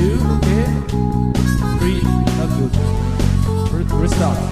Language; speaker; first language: English; non-native, learner; French